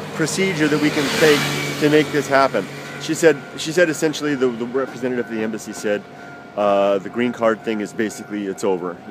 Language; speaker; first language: English; native; English